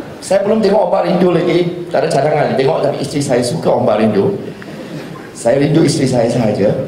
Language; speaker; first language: Malay; non-native, local second language; Chinese